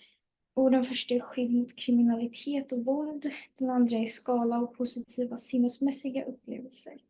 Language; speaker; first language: Swedish; native; Swedish